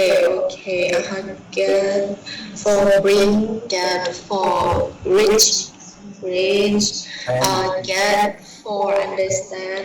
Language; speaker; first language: English; non-native, learner; Thai